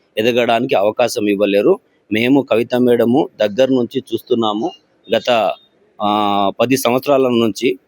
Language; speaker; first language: Telugu; non-native, local second language; Lambadi